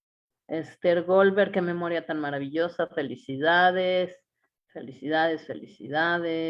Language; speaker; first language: Spanish; native; Spanish